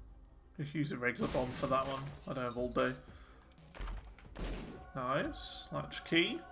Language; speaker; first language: English; native; English